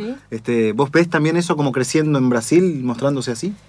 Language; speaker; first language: Spanish; native; Spanish